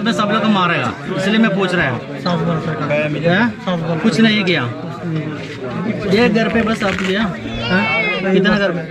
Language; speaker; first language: Hindi; non-native, local second language; Malayalam